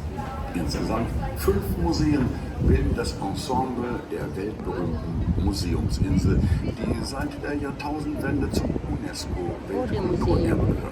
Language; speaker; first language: German; native; German